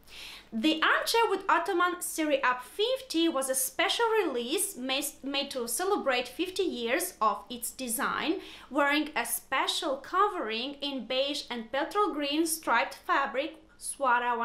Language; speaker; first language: English; non-native, fluent; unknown